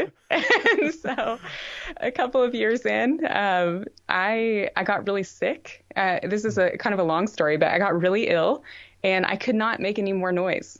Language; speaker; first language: English; native; English